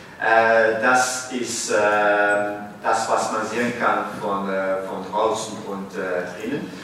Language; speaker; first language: German; non-native, fluent; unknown